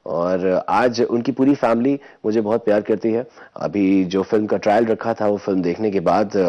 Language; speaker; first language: Hindi; native; Hindi